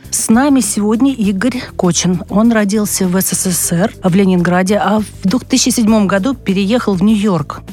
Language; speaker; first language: Russian; native; Russian